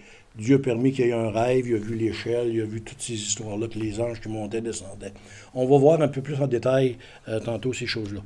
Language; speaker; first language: French; native; French